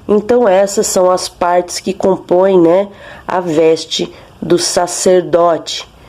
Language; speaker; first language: Portuguese; native; Portuguese